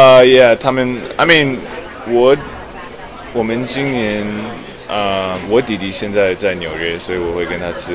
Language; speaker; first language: Chinese; early bilingual, heritage; English